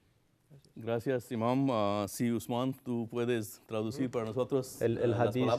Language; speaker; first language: Spanish; non-native, fluent; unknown